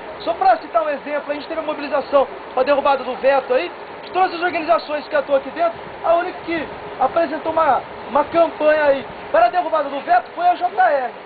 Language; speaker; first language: Portuguese; native; Portuguese